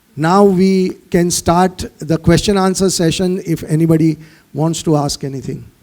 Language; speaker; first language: English; non-native, local second language; Hindi